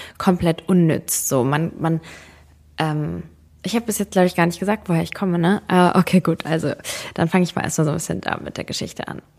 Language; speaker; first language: German; early bilingual, other home language; Serbian